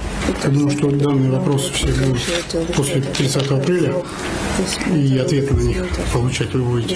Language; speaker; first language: Russian; native; Russian